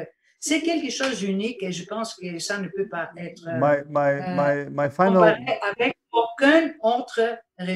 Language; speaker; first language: French; non-native, fluent; Bulgarian